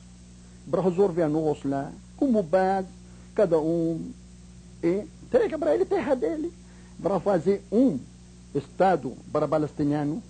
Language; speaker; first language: Portuguese; non-native, learner; Arabic